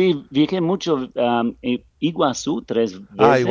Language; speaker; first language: Spanish; non-native, learner; English